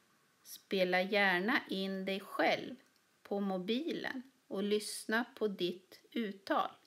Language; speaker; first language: Swedish; native; Swedish